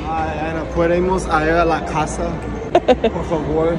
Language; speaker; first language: Spanish; non-native, learner; English